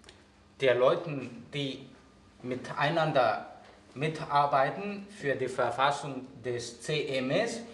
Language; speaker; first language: German; non-native, fluent; Greek